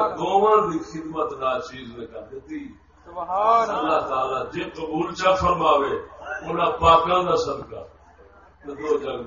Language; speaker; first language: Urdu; non-native, local second language; Punjabi